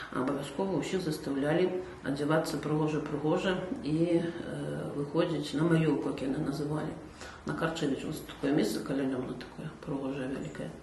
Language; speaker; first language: Belarusian; native; Belarusian